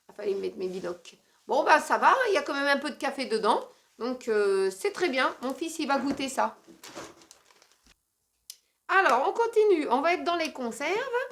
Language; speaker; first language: French; native; French